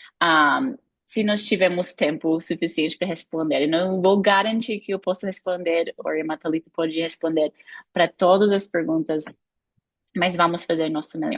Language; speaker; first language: Portuguese; non-native, fluent; English